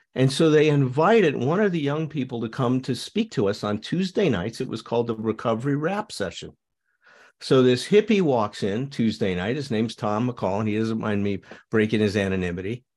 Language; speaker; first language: English; native; English